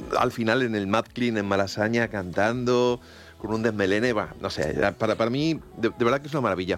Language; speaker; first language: Spanish; native; Spanish